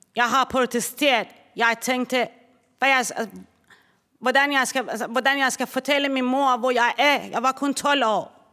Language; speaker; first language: Danish; non-native, fluent; Persian